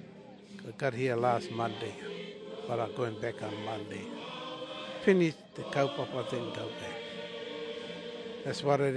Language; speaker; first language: English; native; English